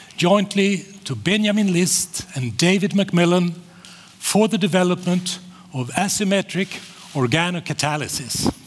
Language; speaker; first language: English; non-native, fluent; Swedish